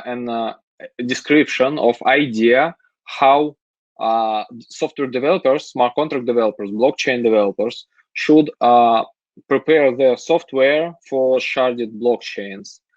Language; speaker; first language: English; non-native, fluent; Russian